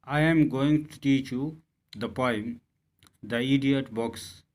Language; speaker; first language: English; non-native, local second language; Urdu